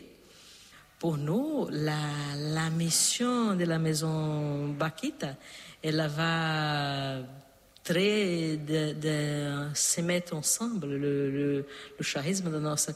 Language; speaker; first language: French; non-native, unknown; Portuguese